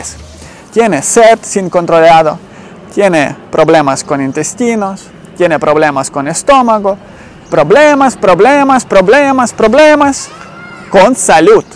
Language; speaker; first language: Spanish; non-native, learner; Ukrainian